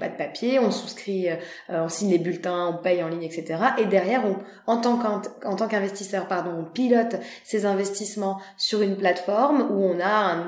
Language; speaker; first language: French; native; French